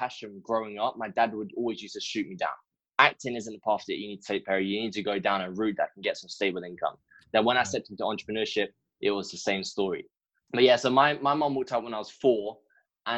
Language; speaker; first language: English; native; English